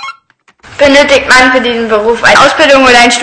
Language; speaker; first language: German; native; German